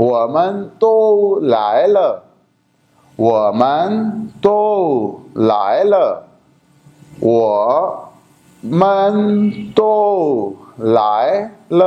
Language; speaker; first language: Chinese; non-native, learner; Urdu